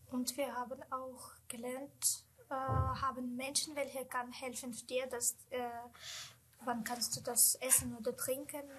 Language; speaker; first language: German; non-native, learner; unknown